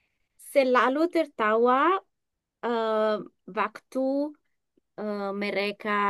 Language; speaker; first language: Indonesian; non-native, learner; English